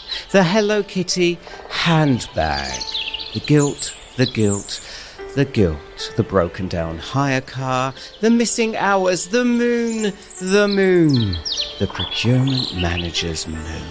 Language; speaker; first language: English; native; English